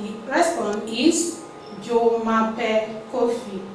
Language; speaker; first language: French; non-native, fluent; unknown